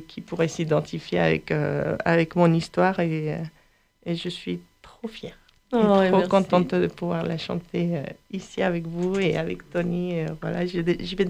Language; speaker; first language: French; non-native, fluent; Spanish